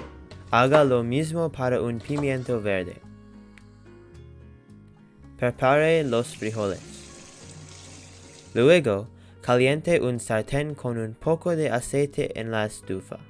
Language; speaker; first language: Spanish; non-native, learner; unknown